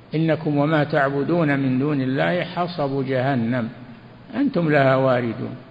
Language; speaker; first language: Arabic; native; Arabic